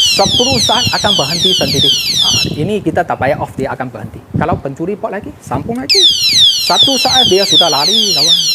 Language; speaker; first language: Malay; non-native, local second language; Chinese